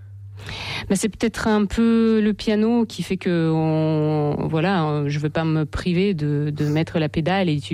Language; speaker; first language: French; non-native, fluent; Russian